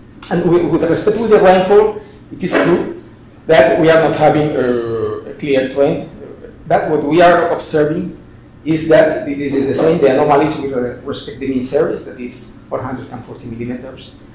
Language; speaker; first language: English; non-native, fluent; Spanish